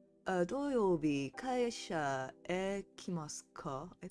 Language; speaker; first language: Japanese; non-native, learner; English